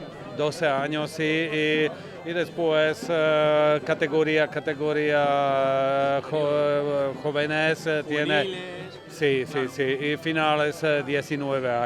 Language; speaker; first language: Spanish; non-native, learner; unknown